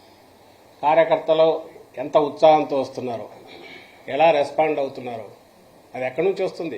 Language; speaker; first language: Telugu; native; Telugu